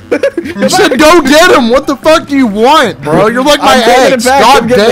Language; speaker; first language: English; native; English